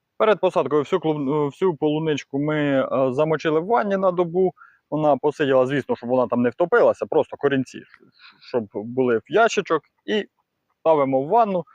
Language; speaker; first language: Ukrainian; non-native, local second language; Russian